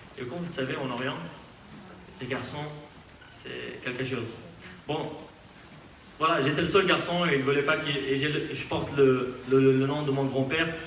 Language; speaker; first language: French; non-native, fluent; Aramaic